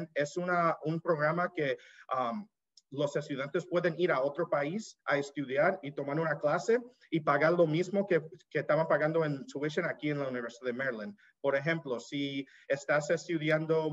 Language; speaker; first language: Spanish; early bilingual, heritage; Spanish